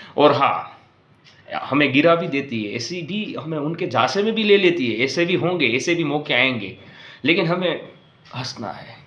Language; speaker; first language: Hindi; non-native, local second language; Gujarati